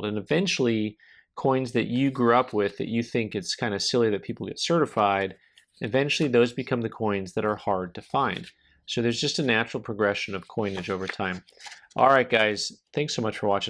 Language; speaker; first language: English; native; English